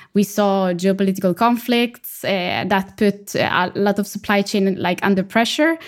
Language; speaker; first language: English; non-native, fluent; Italian